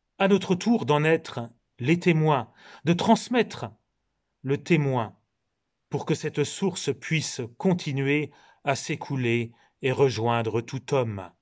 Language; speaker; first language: French; native; French